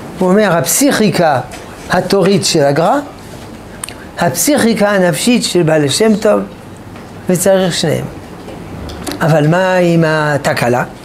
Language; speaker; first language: Hebrew; non-native, fluent; French